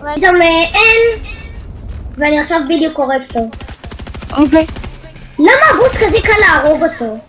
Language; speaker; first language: Hebrew; native; Hebrew